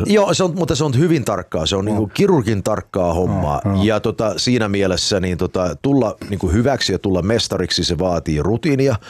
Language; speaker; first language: Finnish; early bilingual, heritage; Finnish